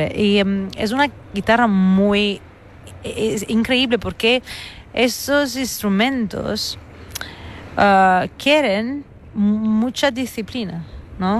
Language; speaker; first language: Spanish; non-native, fluent; Italian